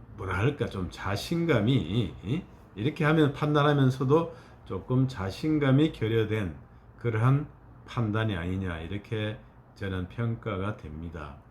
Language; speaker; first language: Korean; native; Korean